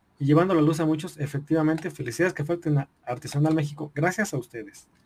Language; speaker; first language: Spanish; native; Spanish